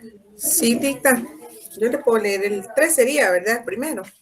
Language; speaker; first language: Spanish; native; Spanish